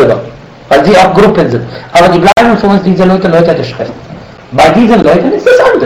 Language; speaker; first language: German; non-native, fluent; Arabic